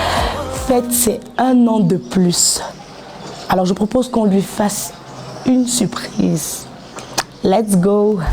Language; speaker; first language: French; native; French